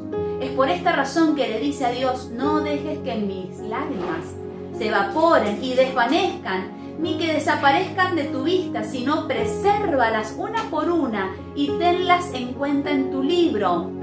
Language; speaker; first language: Spanish; native; Spanish